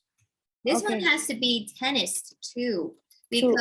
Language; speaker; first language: English; non-native, fluent; Thai